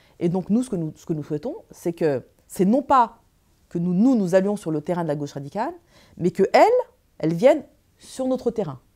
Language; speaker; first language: French; early bilingual, other home language; Arabic